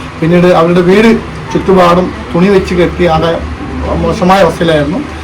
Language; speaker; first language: Malayalam; native; Malayalam